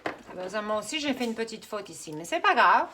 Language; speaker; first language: French; native; French